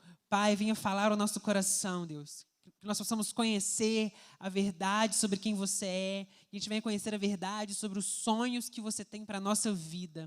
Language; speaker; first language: Portuguese; native; Portuguese